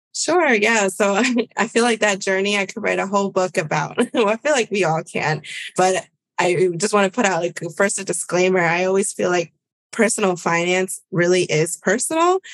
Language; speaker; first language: English; early bilingual, other home language; Spanish